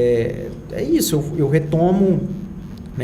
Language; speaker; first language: Portuguese; native; Portuguese